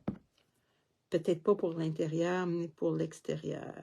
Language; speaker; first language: French; native; French